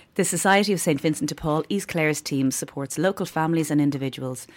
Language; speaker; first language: English; native; English